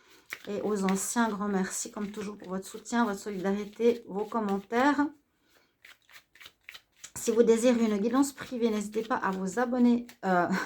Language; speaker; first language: French; native; French